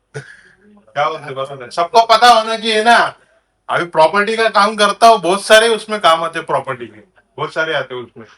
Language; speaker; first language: Hindi; non-native, local second language; Marathi